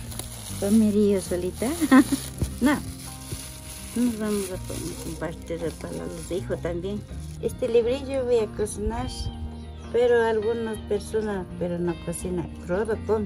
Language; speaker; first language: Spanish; non-native, local second language; Quechua